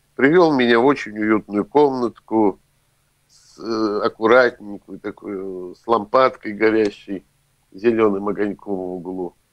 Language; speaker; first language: Russian; native; Russian